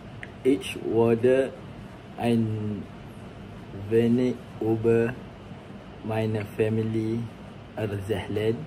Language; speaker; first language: German; non-native, learner; Malay